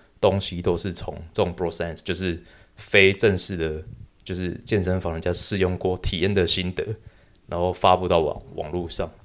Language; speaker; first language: Chinese; native; Chinese